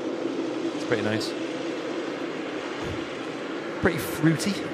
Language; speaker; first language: English; native; English